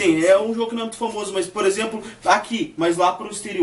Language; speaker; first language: Portuguese; native; Portuguese